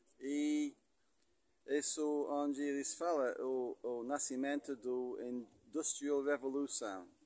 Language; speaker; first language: Portuguese; non-native, learner; English